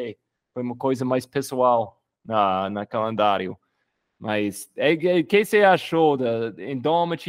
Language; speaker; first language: Portuguese; non-native, fluent; English